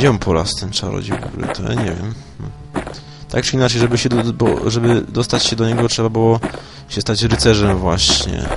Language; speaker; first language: Polish; native; Polish